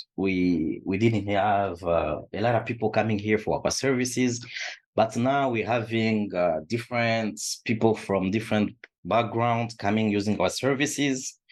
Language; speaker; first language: English; non-native, fluent; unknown